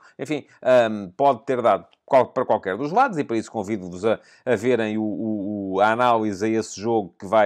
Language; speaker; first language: Portuguese; native; Portuguese